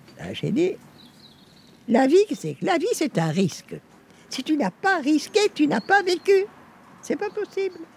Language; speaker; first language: French; native; French